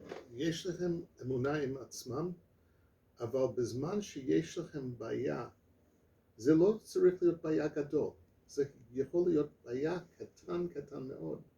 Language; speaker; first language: Hebrew; non-native, learner; English